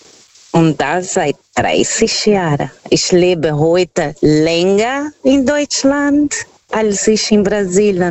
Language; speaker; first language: German; non-native, fluent; Portuguese